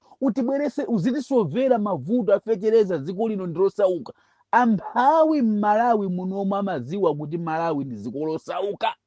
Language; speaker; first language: Nyanja; non-native, local second language; Tumbuka